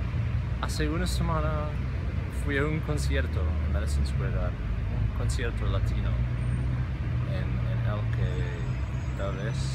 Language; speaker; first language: Spanish; non-native, fluent; English